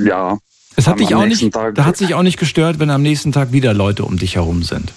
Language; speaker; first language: German; native; German